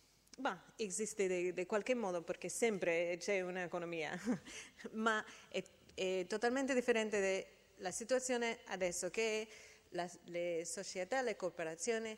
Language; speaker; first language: Italian; non-native, fluent; English